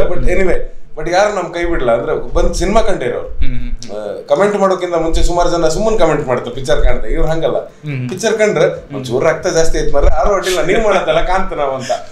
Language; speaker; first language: Kannada; native; Kannada